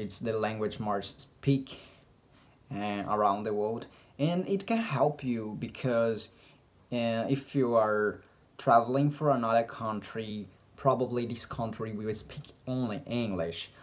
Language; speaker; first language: English; non-native, learner; Portuguese